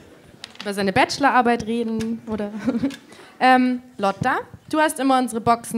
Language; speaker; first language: German; native; German